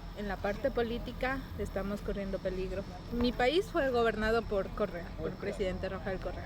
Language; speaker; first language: Spanish; native; Spanish